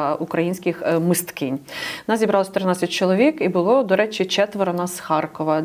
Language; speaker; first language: Ukrainian; native; Ukrainian